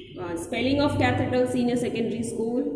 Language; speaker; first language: English; non-native, local second language; Hindi